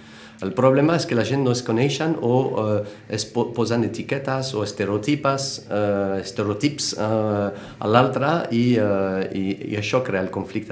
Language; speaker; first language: Catalan; non-native, fluent; French